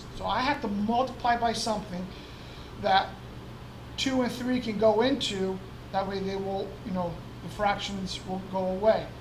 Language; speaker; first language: English; native; English